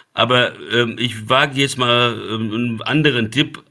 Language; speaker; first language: German; early bilingual, other home language; Portuguese